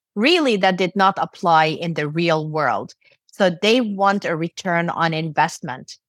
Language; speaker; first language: English; non-native, fluent; Arabic